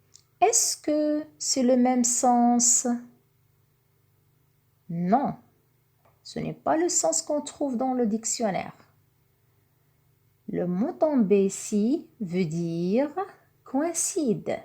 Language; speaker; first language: French; non-native, local second language; Arabic